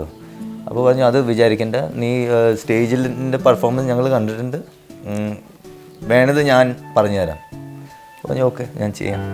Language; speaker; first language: Malayalam; early bilingual, heritage; Malayalam